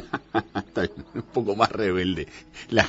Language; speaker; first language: Spanish; native; Spanish